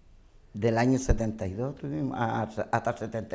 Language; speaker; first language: Spanish; native; Spanish